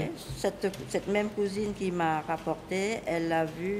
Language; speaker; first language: French; non-native, local second language; Khmer